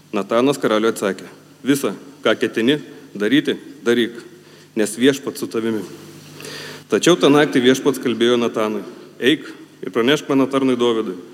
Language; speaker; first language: Lithuanian; native; Lithuanian